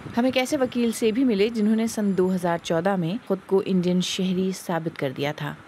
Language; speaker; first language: Urdu; native; Urdu